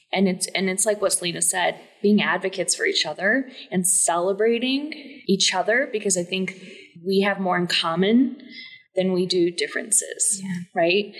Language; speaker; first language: English; native; English